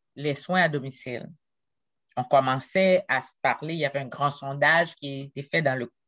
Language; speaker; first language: French; non-native, local second language; Haitian Creole